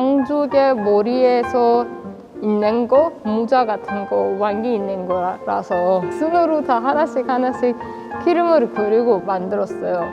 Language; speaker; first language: Korean; non-native, fluent; Persian